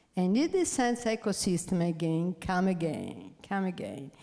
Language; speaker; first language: English; non-native, fluent; Italian